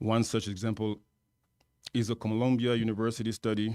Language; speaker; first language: English; non-native, fluent; French